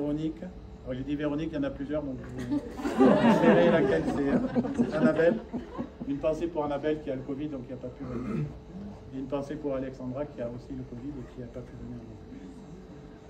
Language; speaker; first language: French; native; French